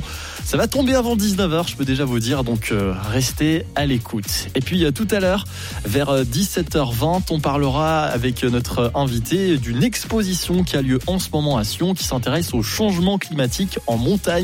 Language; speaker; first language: French; native; French